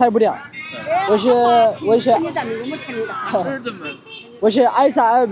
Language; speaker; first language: Chinese; non-native, learner; Amharic